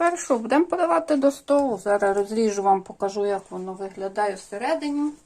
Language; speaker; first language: Ukrainian; native; Ukrainian